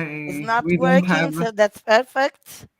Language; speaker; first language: English; non-native, fluent; Italian